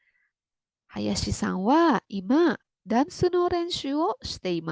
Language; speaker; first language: Japanese; non-native, fluent; Indonesian